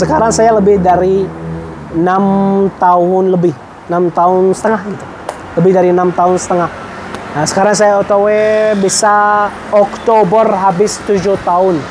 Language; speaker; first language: Indonesian; non-native, fluent; Arabic